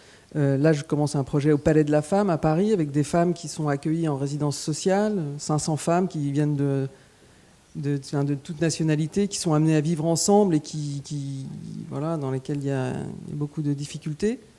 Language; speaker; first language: French; native; French